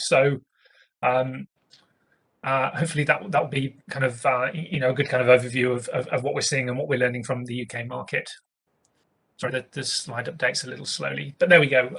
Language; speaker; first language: English; native; English